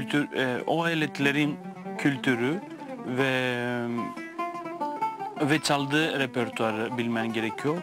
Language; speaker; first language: Turkish; non-native, fluent; Greek